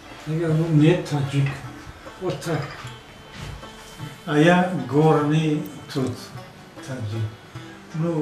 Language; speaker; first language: Russian; non-native, local second language; Tajik